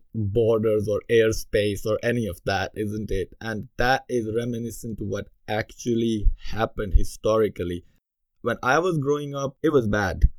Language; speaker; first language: English; non-native, local second language; Urdu